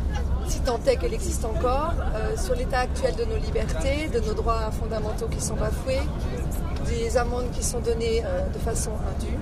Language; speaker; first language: French; native; French